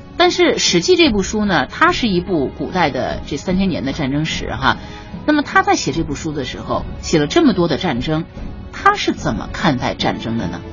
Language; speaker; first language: Chinese; native; Chinese